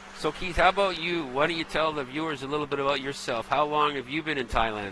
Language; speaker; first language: English; native; English